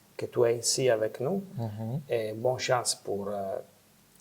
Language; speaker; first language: French; non-native, fluent; Italian